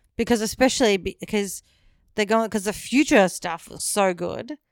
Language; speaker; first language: English; native; English